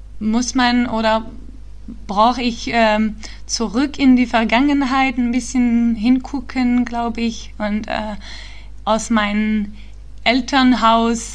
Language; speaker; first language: German; early bilingual, heritage; German